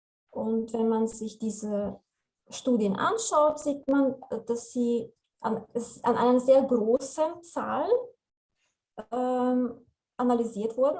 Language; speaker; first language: German; non-native, fluent; Slovenian